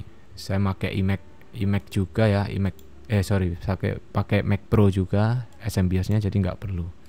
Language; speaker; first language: Indonesian; native; Indonesian